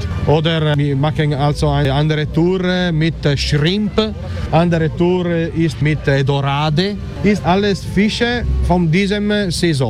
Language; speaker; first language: German; non-native, learner; Italian